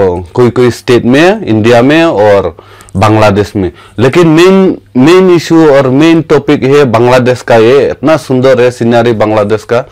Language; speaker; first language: Hindi; non-native, local second language; Khasi